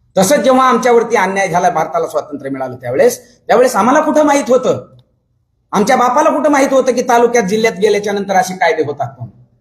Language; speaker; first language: Marathi; non-native, local second language; Lambadi